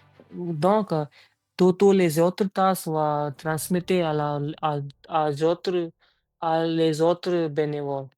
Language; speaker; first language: French; non-native, learner; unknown